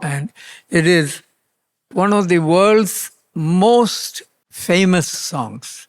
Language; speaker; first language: English; non-native, local second language; Malayalam